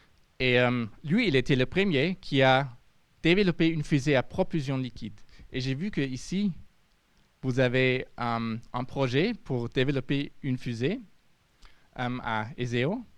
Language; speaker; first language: French; non-native, fluent; German